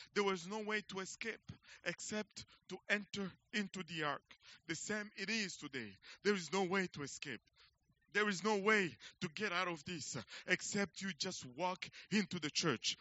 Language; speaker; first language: English; non-native, fluent; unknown